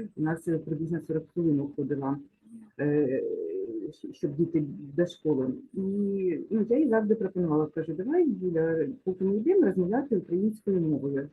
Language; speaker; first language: Ukrainian; non-native, local second language; Russian